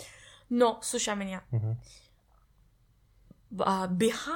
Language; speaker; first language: Russian; non-native, learner; English